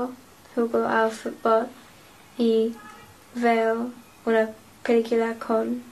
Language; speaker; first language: Spanish; non-native, learner; English